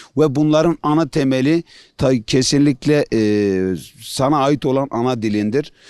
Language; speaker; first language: Turkish; non-native, local second language; Kurdish